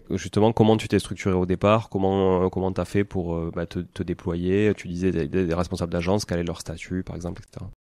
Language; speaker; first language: French; native; French